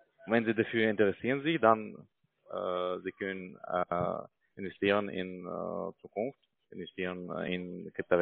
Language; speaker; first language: German; non-native, learner; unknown